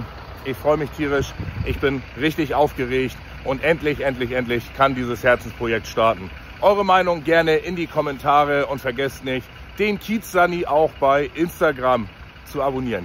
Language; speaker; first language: German; native; German